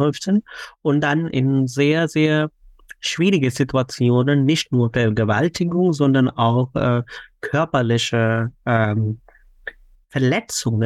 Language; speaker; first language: German; non-native, fluent; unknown